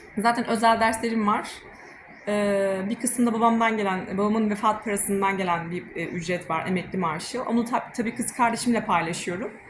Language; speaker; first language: Turkish; native; Turkish